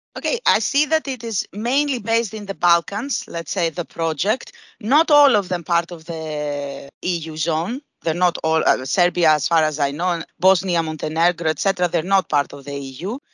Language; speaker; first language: English; non-native, fluent; Greek